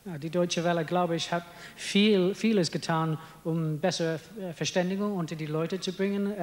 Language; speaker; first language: German; non-native, fluent; English